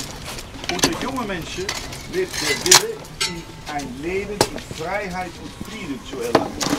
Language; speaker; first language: German; non-native, fluent; Dutch